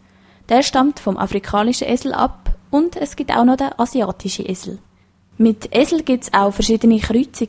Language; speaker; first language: German; native; German